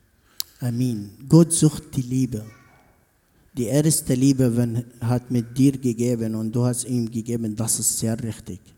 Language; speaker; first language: German; non-native, learner; Arabic